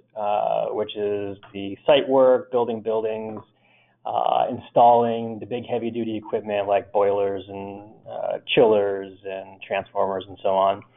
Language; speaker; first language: English; native; English